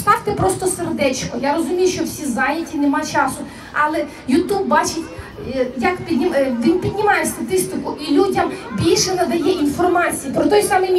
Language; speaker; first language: Ukrainian; native; Ukrainian